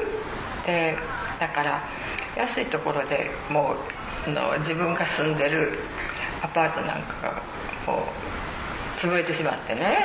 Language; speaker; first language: Japanese; native; Japanese